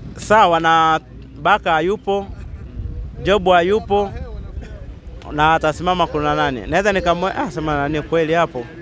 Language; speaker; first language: Swahili; native; Swahili